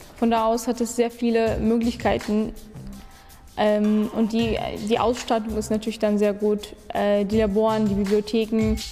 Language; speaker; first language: German; non-native, fluent; Turkish